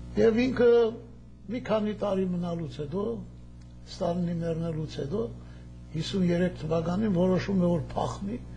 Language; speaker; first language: Armenian; native; Armenian